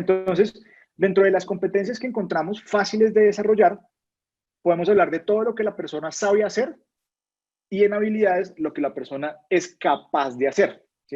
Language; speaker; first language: Spanish; native; Spanish